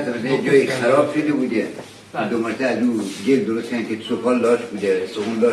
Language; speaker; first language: Persian; native; Persian